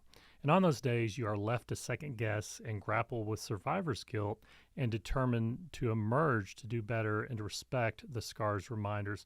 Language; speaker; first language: English; native; English